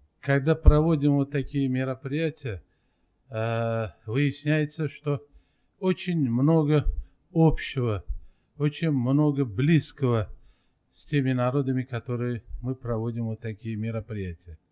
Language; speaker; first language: Russian; non-native, local second language; Uzbek